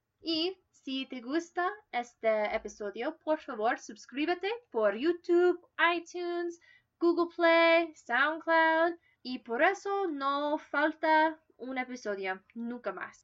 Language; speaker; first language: Spanish; non-native, learner; English